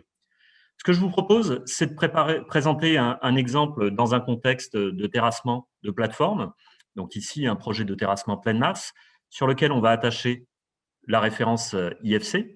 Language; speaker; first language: French; native; French